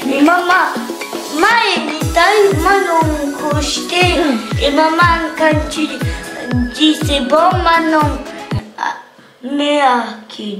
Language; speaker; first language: Japanese; early bilingual, heritage; Japanese